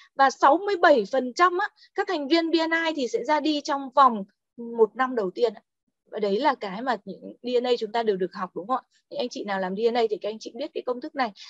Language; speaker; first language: Vietnamese; native; Vietnamese